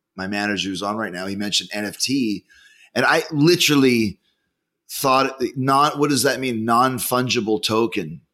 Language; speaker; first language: English; native; English